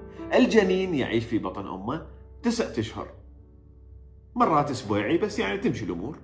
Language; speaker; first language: Arabic; native; Arabic